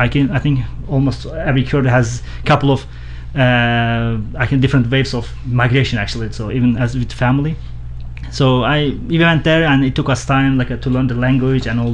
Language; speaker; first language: English; non-native, fluent; Turkish